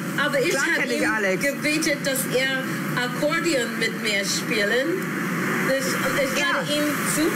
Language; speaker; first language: German; non-native, learner; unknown